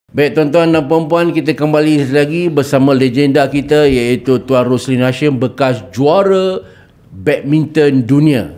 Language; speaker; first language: Malay; native; Malay